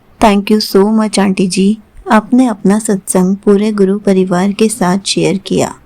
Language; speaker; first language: Hindi; native; Hindi